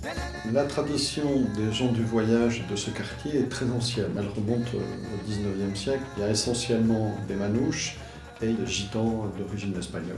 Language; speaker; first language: French; native; French